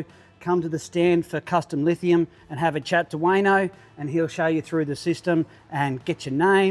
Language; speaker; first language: English; native; English